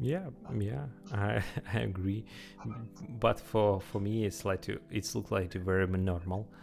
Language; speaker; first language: English; non-native, learner; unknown